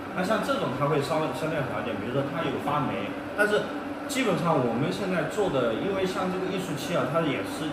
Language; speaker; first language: Chinese; native; Chinese